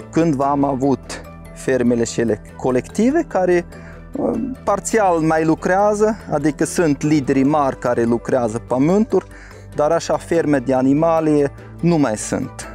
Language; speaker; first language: Romanian; non-native, fluent; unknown